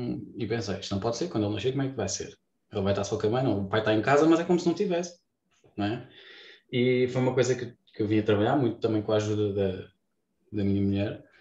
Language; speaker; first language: Portuguese; native; Portuguese